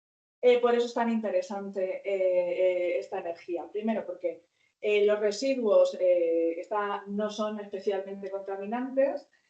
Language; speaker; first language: Spanish; native; Spanish